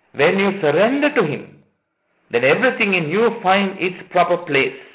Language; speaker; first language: English; non-native, local second language; Sinhala